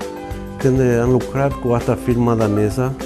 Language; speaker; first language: Romanian; non-native, learner; Spanish